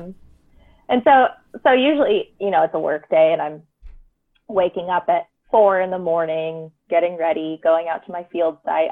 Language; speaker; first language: English; native; English